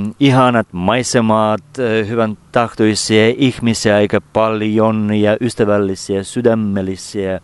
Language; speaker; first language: Finnish; non-native, fluent; Russian